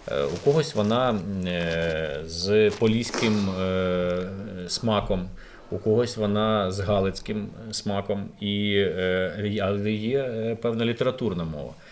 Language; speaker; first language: Ukrainian; native; Ukrainian